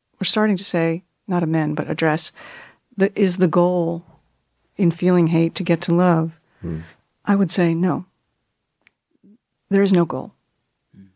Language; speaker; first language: English; native; English